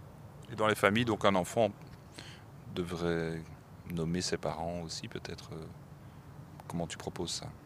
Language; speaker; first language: French; native; French